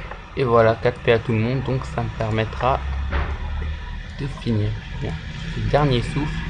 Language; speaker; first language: French; native; French